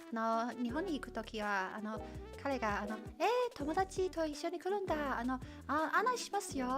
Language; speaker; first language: Japanese; non-native, learner; Chinese